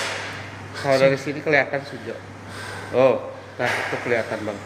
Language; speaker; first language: Indonesian; native; Indonesian